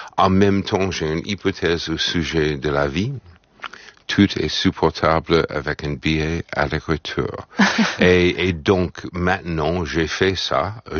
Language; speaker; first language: French; non-native, fluent; English